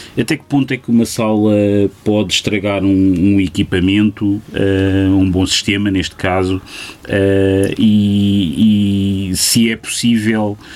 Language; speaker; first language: Portuguese; native; Portuguese